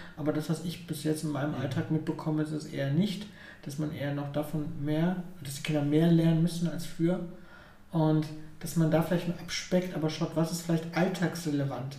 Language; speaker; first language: German; early bilingual, other home language; Ukrainian